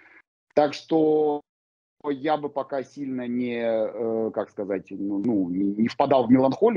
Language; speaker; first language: Russian; native; Russian